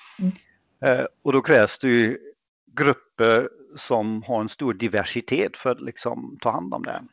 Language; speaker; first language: Swedish; non-native, fluent; German